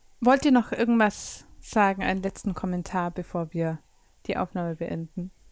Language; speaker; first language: German; native; German